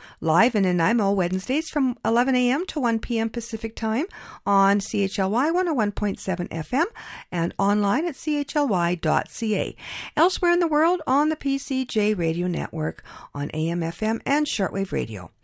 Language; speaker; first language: English; early bilingual, other home language; Ukrainian